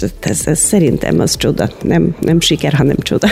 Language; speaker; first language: Hungarian; non-native, fluent; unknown